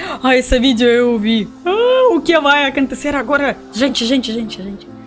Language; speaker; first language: Portuguese; non-native, learner; Russian